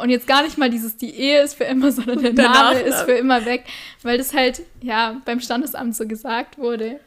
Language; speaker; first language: German; native; German